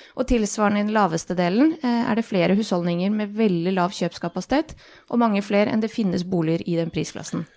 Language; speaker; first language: Norwegian; early bilingual, other home language; Bosnian